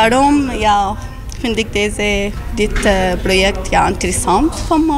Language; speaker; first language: Dutch; non-native, learner; Arabic